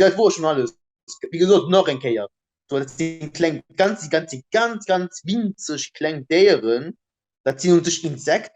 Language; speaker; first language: German; non-native, local second language; Luxembourgish